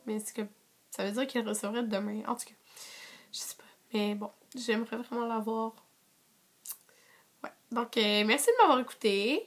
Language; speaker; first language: French; native; French